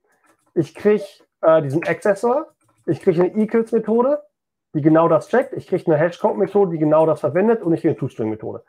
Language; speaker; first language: German; native; German